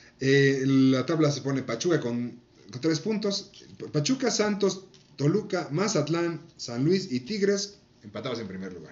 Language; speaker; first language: Spanish; native; Spanish